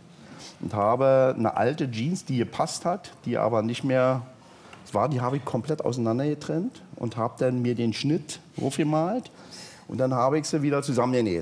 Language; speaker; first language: German; native; German